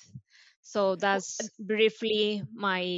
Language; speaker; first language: English; non-native, fluent; Spanish